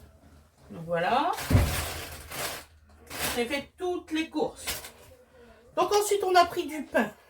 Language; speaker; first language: French; native; French